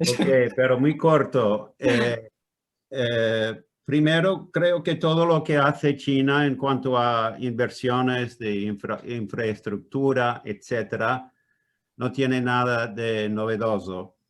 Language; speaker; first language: Spanish; non-native, fluent; Italian